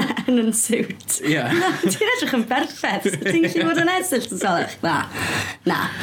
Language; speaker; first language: Welsh; native; Welsh